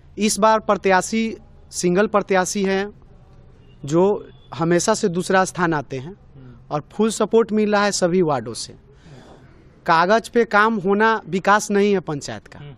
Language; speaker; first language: Hindi; native; Hindi